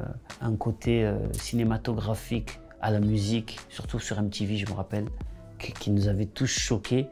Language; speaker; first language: French; native; French